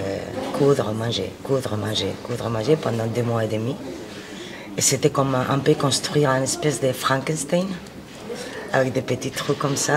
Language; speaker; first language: French; non-native, fluent; Spanish